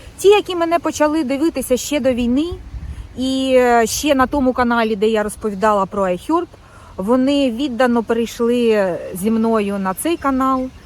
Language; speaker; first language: Ukrainian; non-native, local second language; Russian